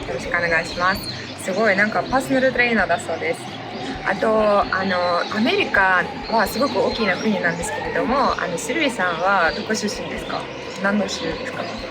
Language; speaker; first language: Japanese; non-native, fluent; Russian